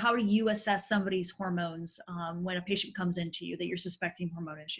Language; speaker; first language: English; native; English